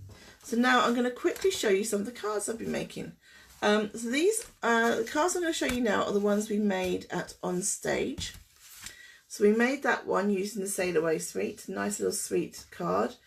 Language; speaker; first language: English; native; English